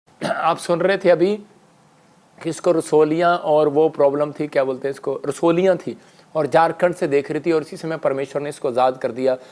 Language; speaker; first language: Hindi; non-native, local second language; Punjabi